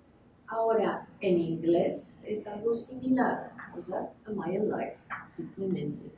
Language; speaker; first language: Spanish; non-native, fluent; English